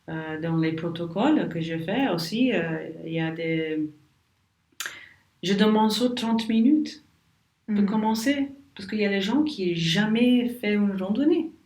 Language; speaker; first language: French; non-native, learner; English